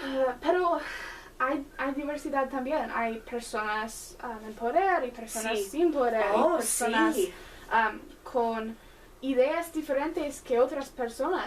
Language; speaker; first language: Spanish; non-native, learner; English